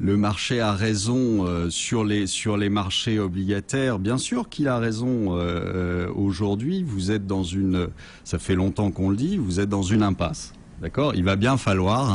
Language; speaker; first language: French; native; French